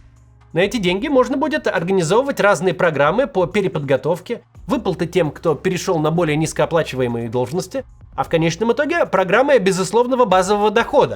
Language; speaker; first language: Russian; native; Russian